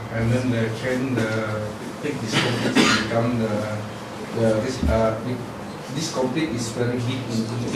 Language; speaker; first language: English; non-native, learner; Indonesian